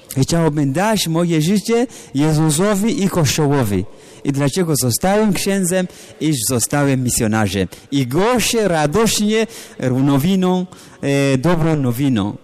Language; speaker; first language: Polish; non-native, learner; Amharic